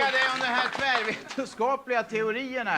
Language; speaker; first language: Swedish; native; Swedish